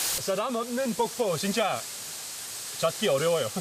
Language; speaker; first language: Korean; non-native, learner; Dutch